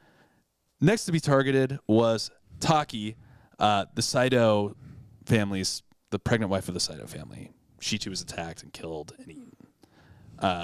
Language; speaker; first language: English; native; English